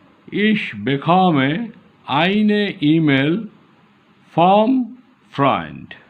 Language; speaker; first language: German; non-native, learner; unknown